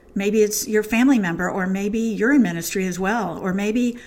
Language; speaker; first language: English; native; English